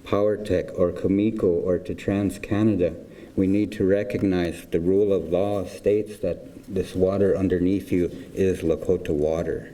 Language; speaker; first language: English; native; English